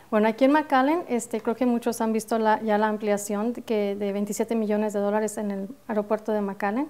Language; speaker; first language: Spanish; native; Spanish